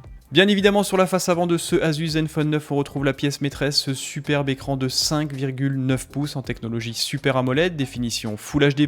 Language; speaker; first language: French; native; French